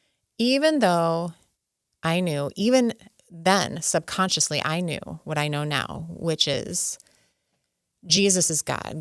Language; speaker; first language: English; native; English